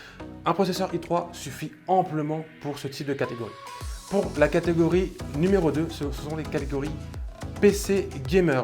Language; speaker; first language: French; native; French